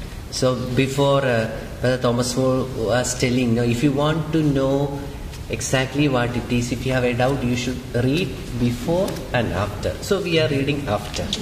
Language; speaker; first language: English; non-native, local second language; Malayalam